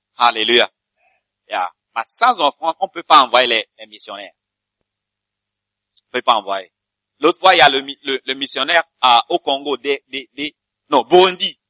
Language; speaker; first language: French; non-native, fluent; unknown